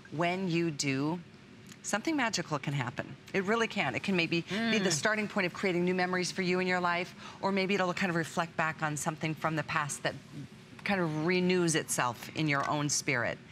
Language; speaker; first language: English; native; English